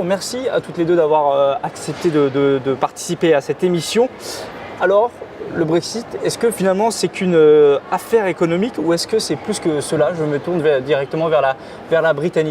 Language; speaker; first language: French; native; French